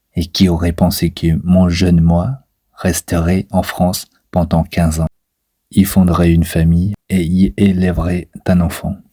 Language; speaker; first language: French; non-native, fluent; Chinese